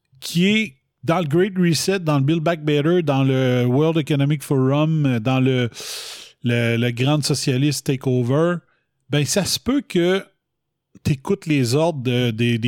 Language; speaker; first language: French; native; French